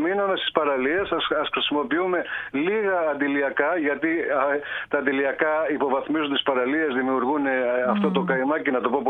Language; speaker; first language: Greek; native; Greek